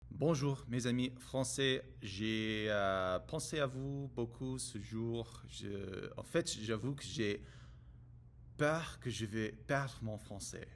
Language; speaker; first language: French; non-native, learner; English